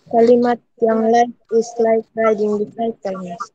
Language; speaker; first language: English; non-native, learner; Indonesian